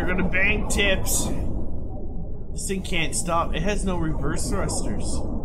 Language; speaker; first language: English; early bilingual, other home language; French